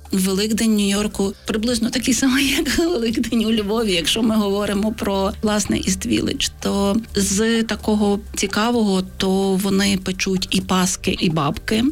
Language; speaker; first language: Ukrainian; native; Ukrainian